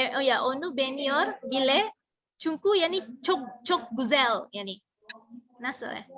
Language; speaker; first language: Turkish; non-native, fluent; Indonesian